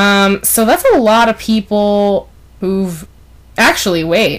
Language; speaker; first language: English; native; English